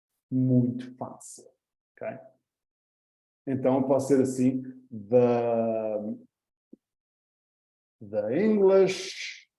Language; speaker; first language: Portuguese; early bilingual, heritage; Portuguese